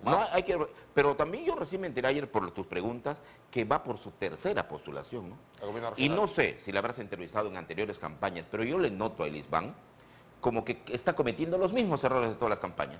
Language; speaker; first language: Spanish; native; Spanish